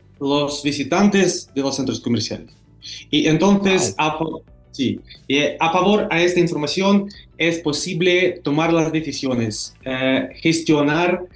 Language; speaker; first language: Spanish; non-native, learner; Russian